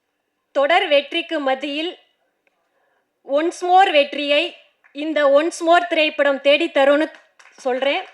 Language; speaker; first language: Tamil; native; Tamil